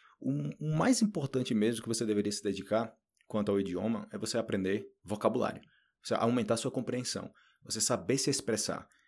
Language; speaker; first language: Portuguese; native; Portuguese